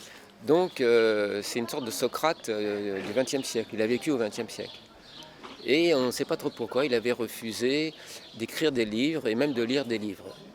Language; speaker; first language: French; native; French